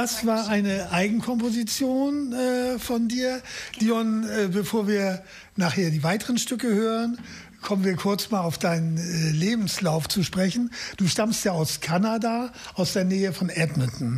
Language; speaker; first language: German; native; German